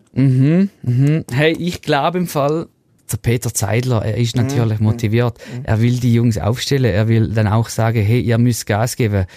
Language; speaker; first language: German; native; German